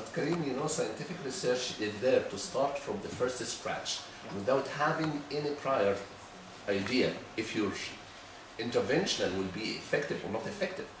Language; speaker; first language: English; non-native, fluent; Arabic